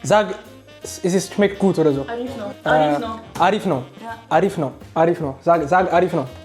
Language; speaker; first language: German; early bilingual, other home language; Amharic